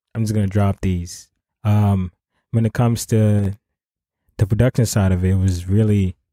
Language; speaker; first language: English; non-native, local second language; Akan